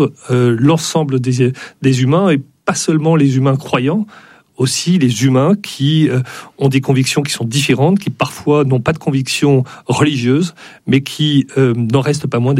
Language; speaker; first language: French; native; French